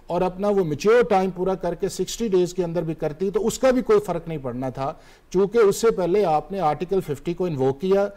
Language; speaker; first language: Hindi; native; Hindi